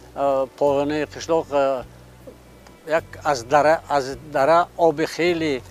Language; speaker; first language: Persian; non-native, local second language; Shughni